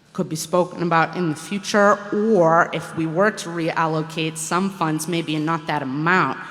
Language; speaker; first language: English; native; English